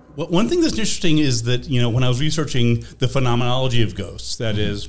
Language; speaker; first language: English; native; English